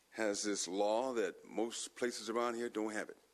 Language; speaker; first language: English; native; English